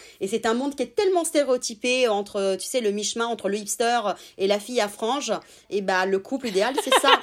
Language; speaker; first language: French; non-native, fluent; Italian